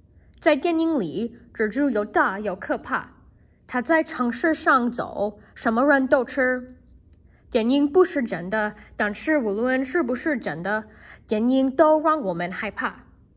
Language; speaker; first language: Chinese; non-native, learner; English